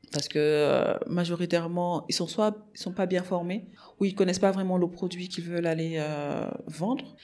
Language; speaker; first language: French; non-native, local second language; Wolof